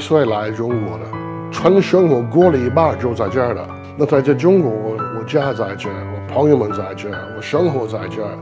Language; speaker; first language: Chinese; non-native, learner; English